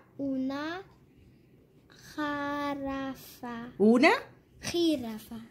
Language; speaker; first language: Spanish; early bilingual, heritage; German